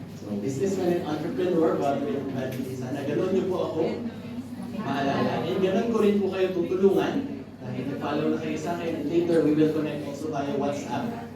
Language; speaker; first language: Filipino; native; Filipino